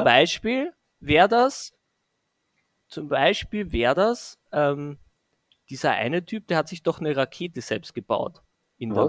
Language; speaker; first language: German; native; German